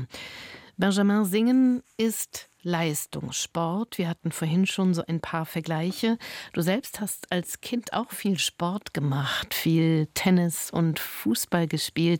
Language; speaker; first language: German; native; German